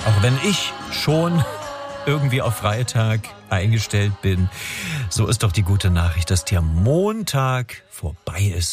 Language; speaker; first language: German; native; German